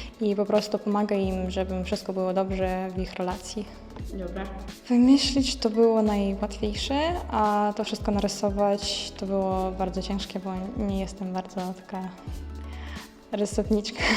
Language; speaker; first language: Polish; non-native, learner; Ukrainian